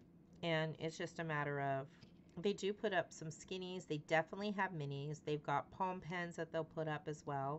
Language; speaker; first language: English; native; English